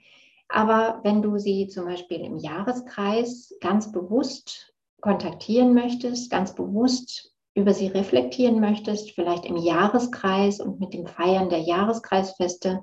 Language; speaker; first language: German; native; German